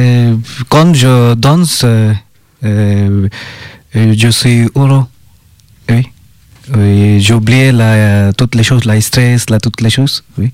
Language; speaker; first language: French; non-native, learner; Bangla